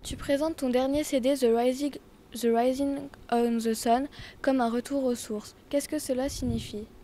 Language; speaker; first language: French; native; French